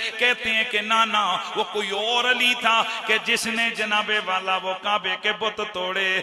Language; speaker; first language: Urdu; non-native, local second language; Punjabi